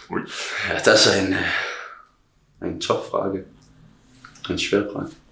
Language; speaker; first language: German; non-native, learner; Danish